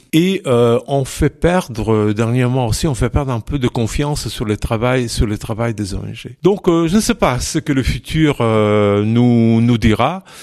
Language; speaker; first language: French; non-native, fluent; Italian